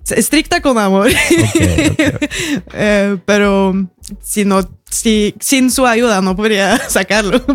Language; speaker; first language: Spanish; early bilingual, heritage; Spanish